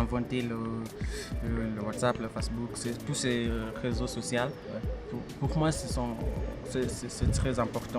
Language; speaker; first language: French; non-native, learner; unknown